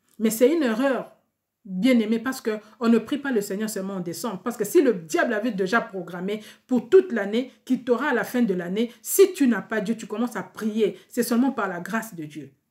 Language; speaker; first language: French; non-native, local second language; Lingala